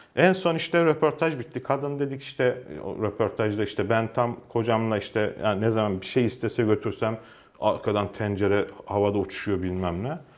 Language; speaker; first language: Turkish; native; Turkish